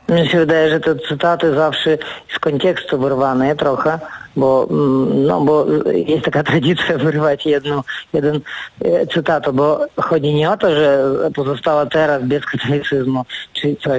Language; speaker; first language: Polish; non-native, fluent; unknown